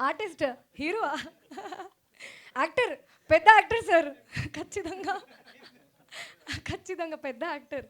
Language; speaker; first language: Telugu; non-native, local second language; Hindi